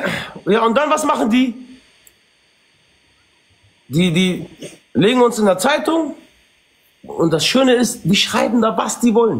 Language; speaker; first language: German; early bilingual, other home language; Arabic